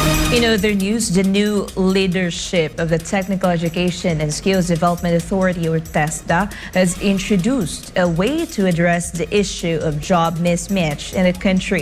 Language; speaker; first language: English; non-native, local second language; Filipino